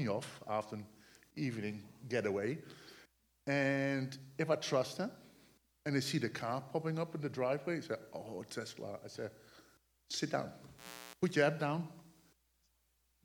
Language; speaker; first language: English; non-native, fluent; Dutch